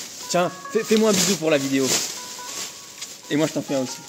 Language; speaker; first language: French; native; French